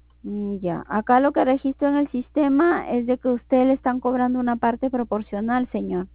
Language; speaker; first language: Spanish; native; Spanish